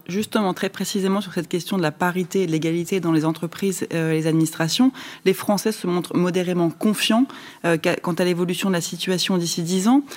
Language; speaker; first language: French; native; French